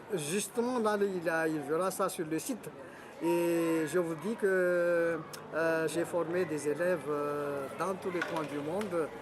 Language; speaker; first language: French; non-native, local second language; Malagasy